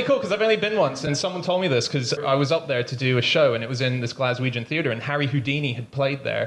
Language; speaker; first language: English; non-native, local second language; Cantonese